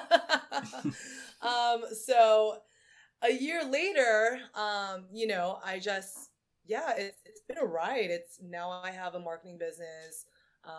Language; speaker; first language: English; native; English